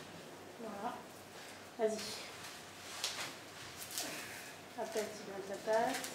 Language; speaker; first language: French; native; French